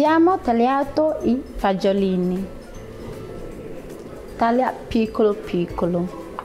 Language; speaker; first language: Italian; non-native, learner; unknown